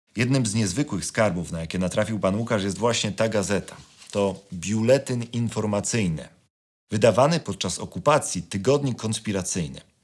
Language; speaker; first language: Polish; native; Polish